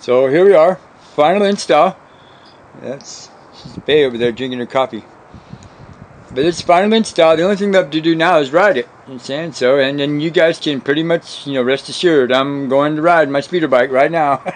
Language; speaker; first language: English; native; English